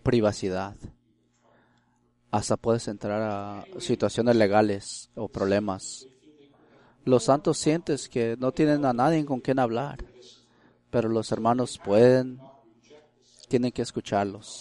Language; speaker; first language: Spanish; early bilingual, heritage; Spanish